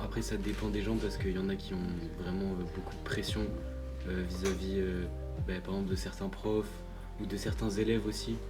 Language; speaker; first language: French; native; French